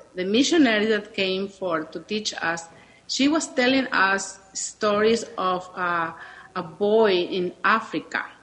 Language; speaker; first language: English; non-native, learner; Spanish